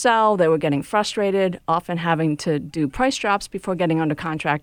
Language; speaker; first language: English; native; English